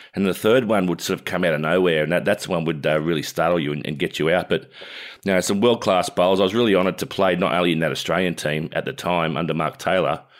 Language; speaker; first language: English; native; English